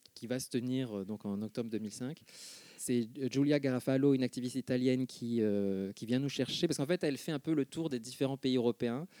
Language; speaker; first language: French; native; French